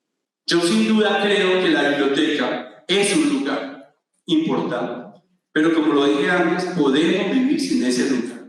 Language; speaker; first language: Spanish; native; Spanish